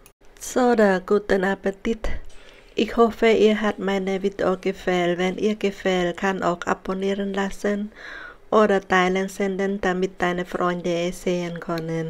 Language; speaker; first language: German; non-native, learner; Khmer